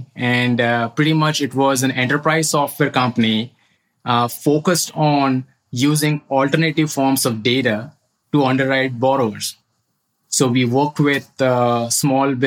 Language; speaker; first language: English; non-native, local second language; Hindi